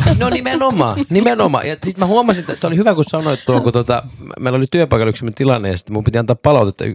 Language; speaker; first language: Finnish; early bilingual, other home language; Persian